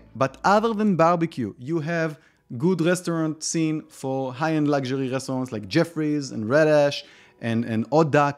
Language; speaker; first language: English; non-native, fluent; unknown